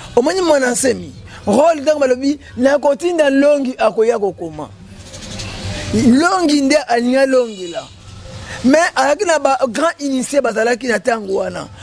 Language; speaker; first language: Lingala; non-native, local second language; Kongo